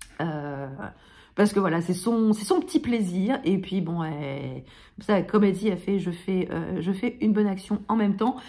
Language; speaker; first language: French; native; French